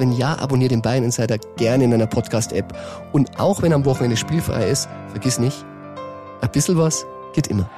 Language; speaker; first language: German; native; German